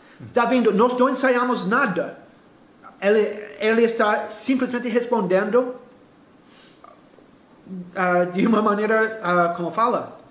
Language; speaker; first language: Portuguese; non-native, fluent; English